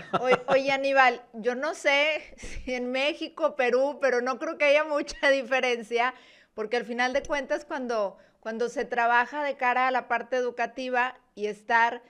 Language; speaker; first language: Spanish; native; Spanish